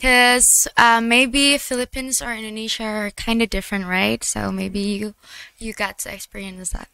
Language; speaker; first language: English; non-native, learner; Indonesian